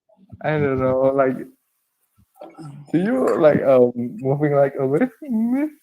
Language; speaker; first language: English; non-native, learner; Indonesian